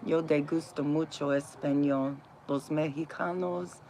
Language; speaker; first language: Spanish; non-native, learner; English